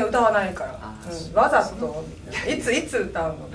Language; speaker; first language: Japanese; native; Japanese